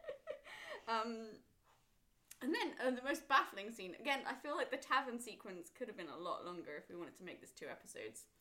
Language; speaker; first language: English; native; English